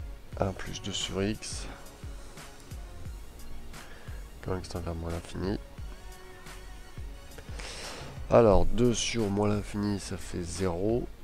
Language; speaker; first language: French; native; French